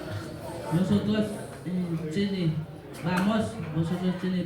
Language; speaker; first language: Spanish; non-native, learner; Haitian Creole